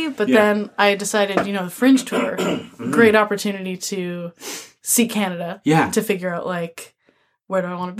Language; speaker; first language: English; native; English